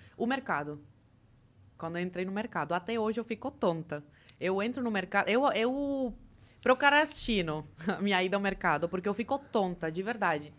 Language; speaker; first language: Portuguese; early bilingual, other home language; Spanish